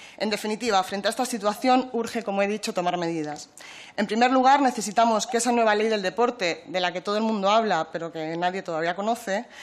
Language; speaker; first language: Spanish; native; Spanish